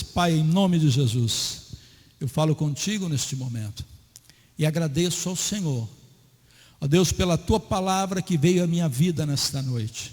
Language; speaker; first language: Portuguese; native; Portuguese